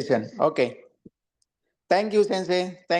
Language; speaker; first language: English; non-native, learner; Indonesian